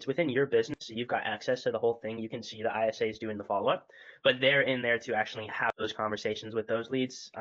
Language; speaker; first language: English; native; English